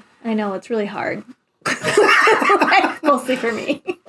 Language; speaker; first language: English; native; English